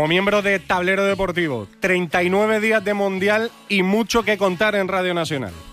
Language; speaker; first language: Spanish; native; Spanish